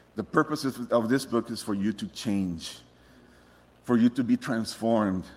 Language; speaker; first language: English; non-native, fluent; Spanish